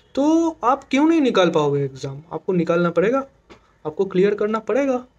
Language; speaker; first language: Hindi; non-native, local second language; Bangla